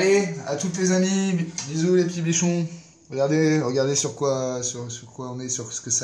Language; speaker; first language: French; native; French